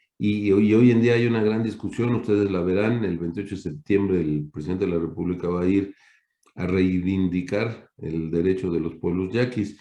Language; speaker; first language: Spanish; native; Spanish